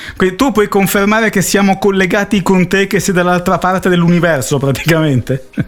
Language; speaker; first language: Italian; native; Italian